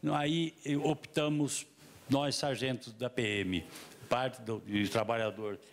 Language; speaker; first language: Portuguese; native; Portuguese